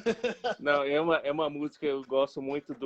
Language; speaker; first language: Portuguese; non-native, fluent; English